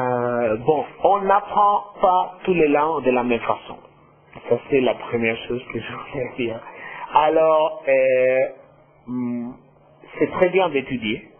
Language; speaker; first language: French; non-native, fluent; Spanish